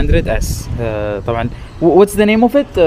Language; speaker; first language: English; non-native, learner; Arabic